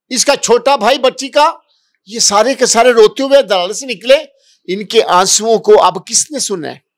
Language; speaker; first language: Urdu; non-native, local second language; Punjabi